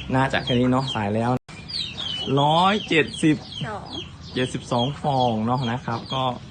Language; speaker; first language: Thai; native; Thai